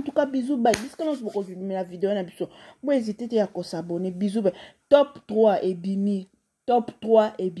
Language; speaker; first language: French; non-native, local second language; Lingala